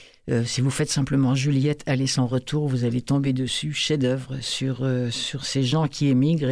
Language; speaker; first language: French; native; French